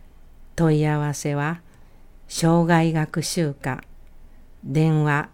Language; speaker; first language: Japanese; native; Japanese